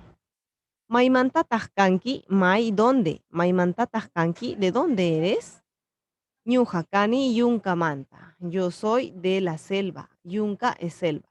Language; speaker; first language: Spanish; non-native, local second language; Quechua